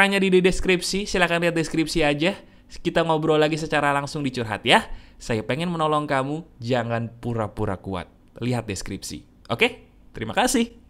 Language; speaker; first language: Indonesian; native; Indonesian